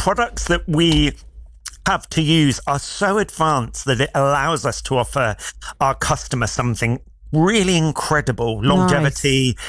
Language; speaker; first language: English; native; English